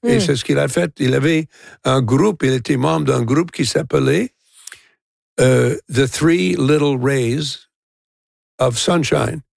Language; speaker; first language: French; non-native, local second language; English